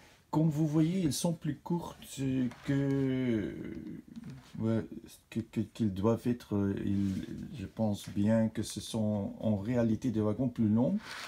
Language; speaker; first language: French; non-native, fluent; Dutch